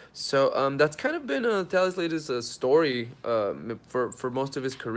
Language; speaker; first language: English; native; English